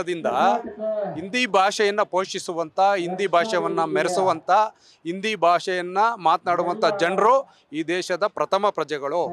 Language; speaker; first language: Kannada; native; Kannada